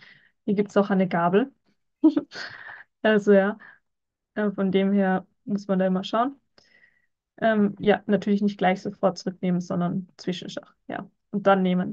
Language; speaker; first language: German; native; German